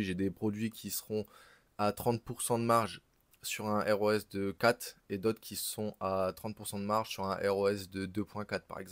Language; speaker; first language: French; native; French